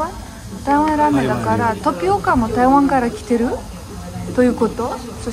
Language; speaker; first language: Japanese; non-native, fluent; Romanian